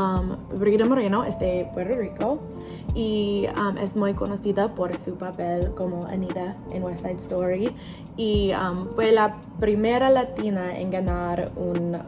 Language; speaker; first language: Spanish; non-native, learner; English